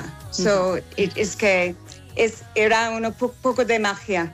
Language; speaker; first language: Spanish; non-native, learner; English